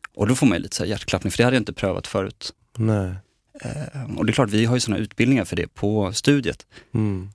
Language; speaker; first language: Swedish; native; Swedish